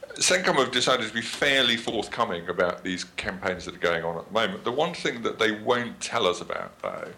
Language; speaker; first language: English; native; English